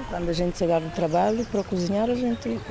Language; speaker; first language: Portuguese; non-native, learner; Kabuverdianu